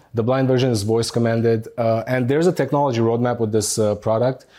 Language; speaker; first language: English; non-native, fluent; Arabic